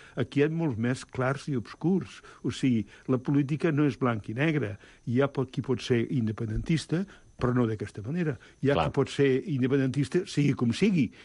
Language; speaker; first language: Catalan; native; Catalan